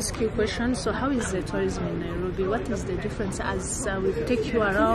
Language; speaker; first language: English; non-native, local second language; Kinyarwanda